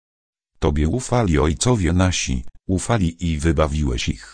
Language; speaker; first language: Polish; native; Polish